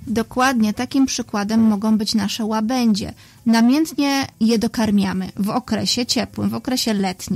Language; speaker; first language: Polish; native; Polish